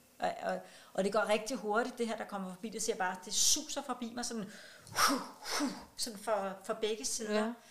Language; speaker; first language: Danish; non-native, local second language; Kalaallisut